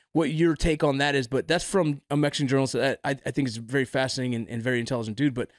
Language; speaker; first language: English; native; English